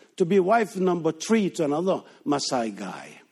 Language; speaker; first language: English; non-native, fluent; Danish